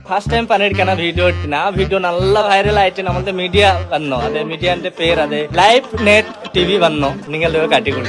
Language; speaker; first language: Malayalam; non-native, local second language; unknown